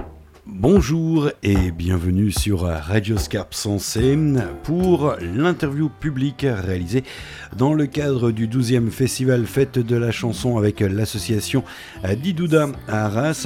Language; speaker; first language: French; native; French